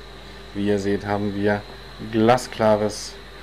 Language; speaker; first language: German; native; German